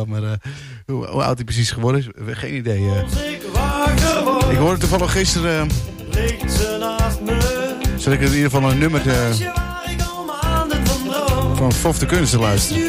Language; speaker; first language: Dutch; native; Dutch